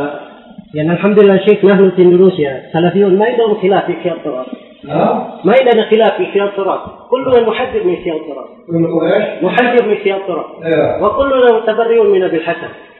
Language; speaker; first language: Arabic; non-native, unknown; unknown